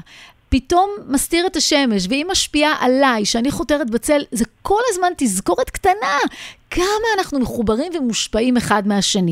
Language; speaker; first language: Hebrew; native; Hebrew